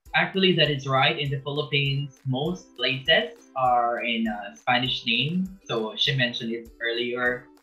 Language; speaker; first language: English; non-native, local second language; Filipino